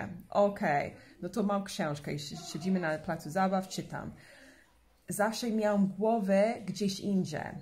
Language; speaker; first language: Polish; non-native, fluent; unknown